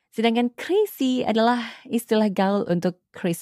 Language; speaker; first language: Indonesian; native; Indonesian